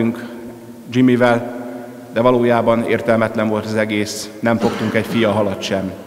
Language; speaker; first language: Hungarian; native; Hungarian